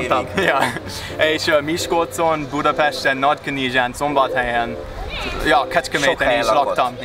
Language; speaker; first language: Hungarian; non-native, learner; English